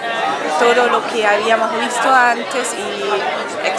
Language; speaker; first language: Spanish; non-native, fluent; German